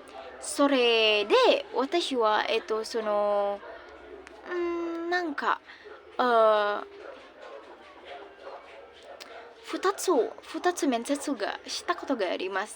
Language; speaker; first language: Japanese; non-native, learner; Indonesian